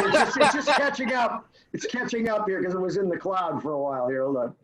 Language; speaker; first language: English; native; English